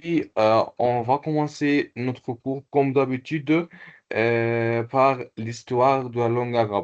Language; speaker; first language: French; non-native, local second language; Comorian